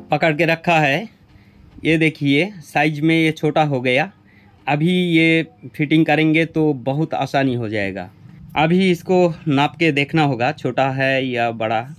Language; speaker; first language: Hindi; non-native, local second language; Bangla